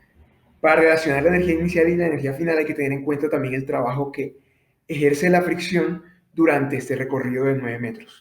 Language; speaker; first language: Spanish; native; Spanish